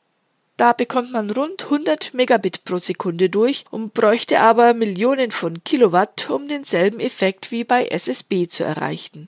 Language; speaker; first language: German; native; German